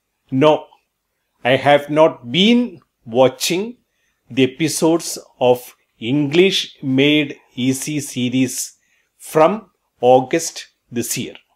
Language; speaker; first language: English; non-native, local second language; Malayalam